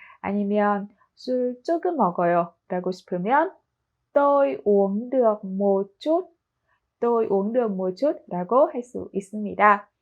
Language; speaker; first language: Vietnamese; non-native, fluent; Korean